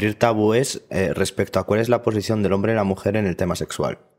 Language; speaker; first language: Spanish; native; Spanish